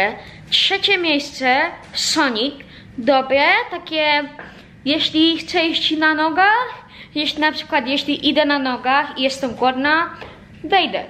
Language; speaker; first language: Polish; early bilingual, heritage; Polish